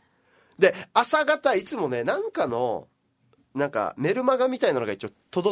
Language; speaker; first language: Japanese; native; Japanese